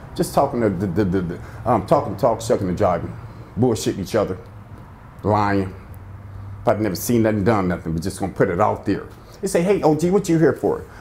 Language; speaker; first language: English; native; English